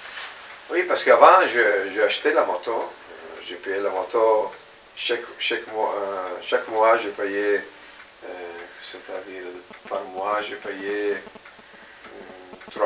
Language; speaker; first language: French; non-native, fluent; Italian